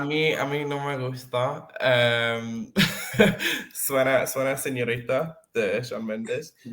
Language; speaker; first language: Spanish; non-native, fluent; Serbian